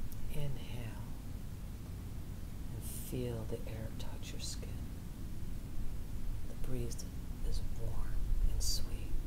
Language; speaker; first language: English; native; English